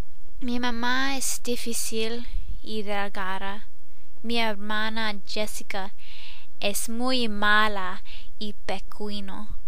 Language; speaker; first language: Spanish; non-native, learner; English